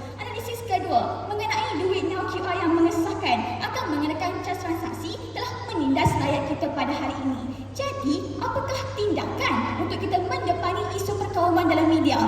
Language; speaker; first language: Malay; native; Malay